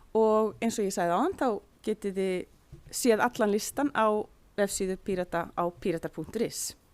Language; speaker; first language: Icelandic; native; Icelandic